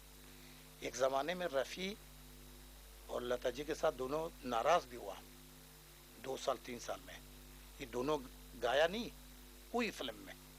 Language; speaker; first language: Hindi; non-native, learner; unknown